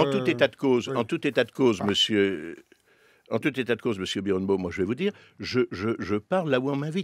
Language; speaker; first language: French; native; French